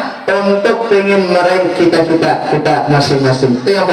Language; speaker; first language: Indonesian; native; Indonesian